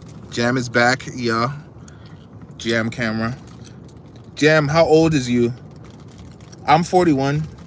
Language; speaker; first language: English; native; English